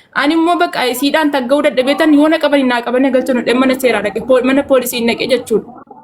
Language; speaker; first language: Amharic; non-native, local second language; Oromo